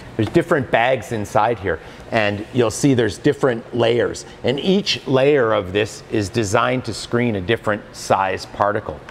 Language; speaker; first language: English; native; English